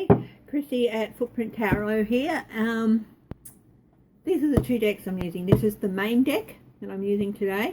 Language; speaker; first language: English; native; English